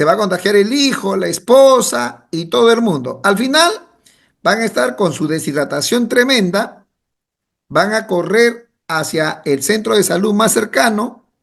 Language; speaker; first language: Spanish; native; Spanish